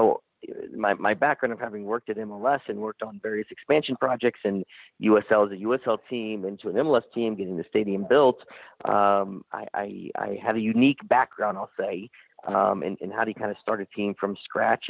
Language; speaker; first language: English; native; English